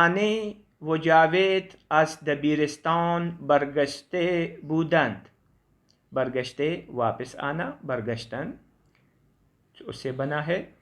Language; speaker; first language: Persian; non-native, fluent; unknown